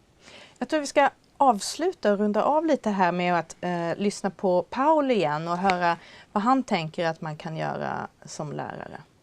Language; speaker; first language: Swedish; native; Swedish